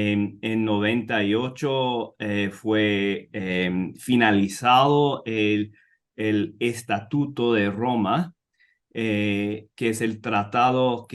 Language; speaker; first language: Spanish; non-native, fluent; English